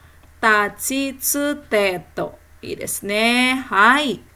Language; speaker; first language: Japanese; non-native, fluent; Indonesian